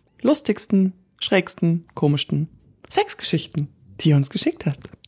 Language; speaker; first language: German; native; German